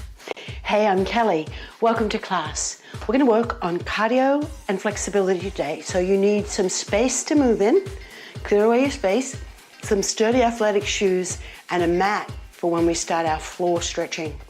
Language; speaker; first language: English; native; English